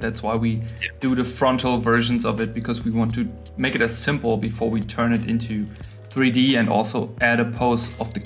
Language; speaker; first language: English; non-native, fluent; German